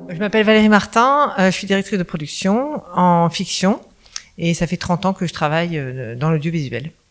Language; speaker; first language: French; native; French